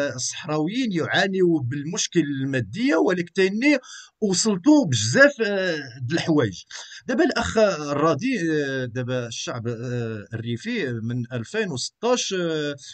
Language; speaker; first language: Arabic; native; Arabic